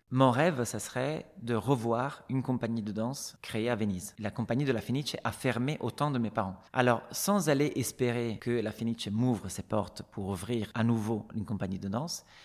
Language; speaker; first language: French; non-native, fluent; Italian